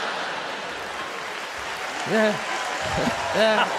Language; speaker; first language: English; native; English